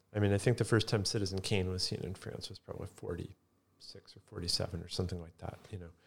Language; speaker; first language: English; early bilingual, other home language; Italian